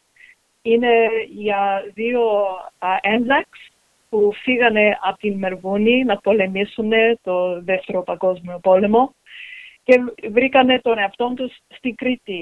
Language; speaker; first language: Greek; early bilingual, heritage; English